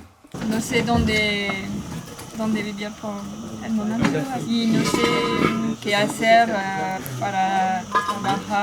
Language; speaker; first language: Spanish; non-native, fluent; French